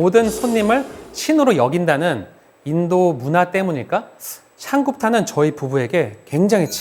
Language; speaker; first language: Korean; native; Korean